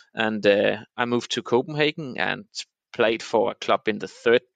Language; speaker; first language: English; non-native, fluent; Danish